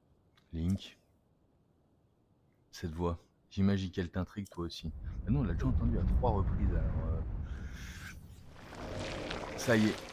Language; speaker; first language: French; native; French